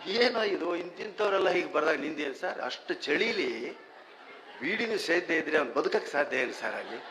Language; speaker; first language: Kannada; native; Kannada